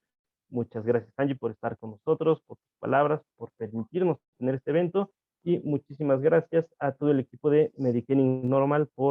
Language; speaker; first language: Spanish; native; Spanish